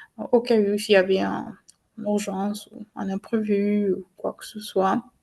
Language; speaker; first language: French; non-native, fluent; English